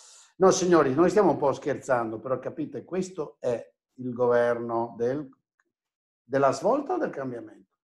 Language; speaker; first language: Italian; native; Italian